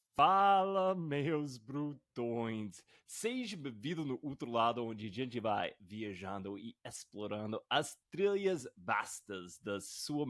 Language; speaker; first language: Portuguese; non-native, fluent; English